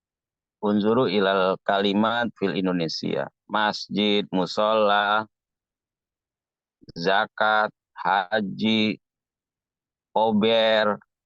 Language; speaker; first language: Arabic; non-native, fluent; Indonesian